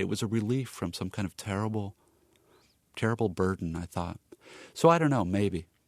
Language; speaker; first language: English; native; English